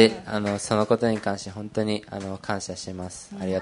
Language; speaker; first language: Japanese; early bilingual, other home language; Portuguese